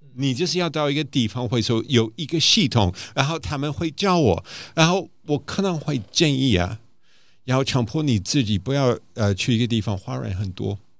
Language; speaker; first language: Chinese; non-native, fluent; English